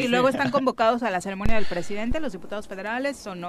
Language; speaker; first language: Spanish; native; Spanish